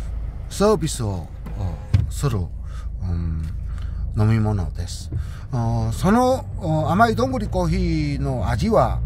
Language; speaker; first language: Japanese; non-native, learner; Korean